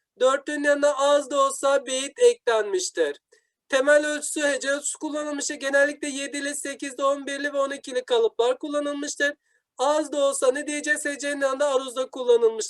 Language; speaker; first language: Turkish; native; Turkish